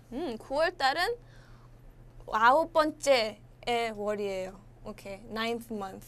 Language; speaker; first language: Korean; early bilingual, heritage; Korean